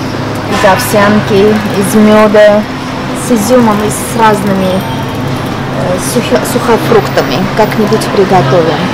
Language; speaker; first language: Russian; non-native, fluent; Armenian